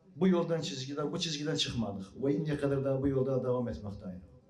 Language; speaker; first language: Turkish; early bilingual, heritage; Arabic